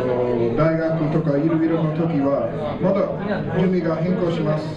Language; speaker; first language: Japanese; non-native, learner; English